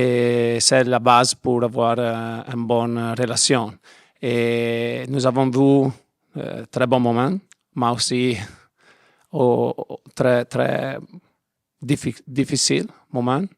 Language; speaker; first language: French; non-native, learner; Italian